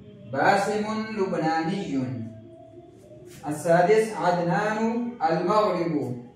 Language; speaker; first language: Arabic; non-native, fluent; Urdu